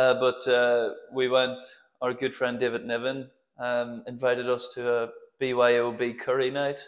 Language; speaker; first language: English; native; English